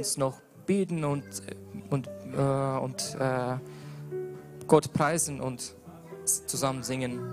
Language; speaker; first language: German; non-native, learner; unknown